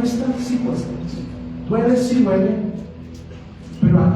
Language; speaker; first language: Spanish; native; Spanish